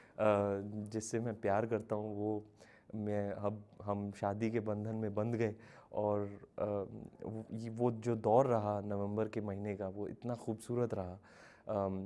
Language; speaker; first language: Hindi; native; Hindi